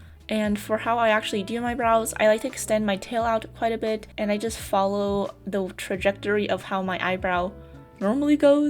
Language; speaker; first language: English; native; English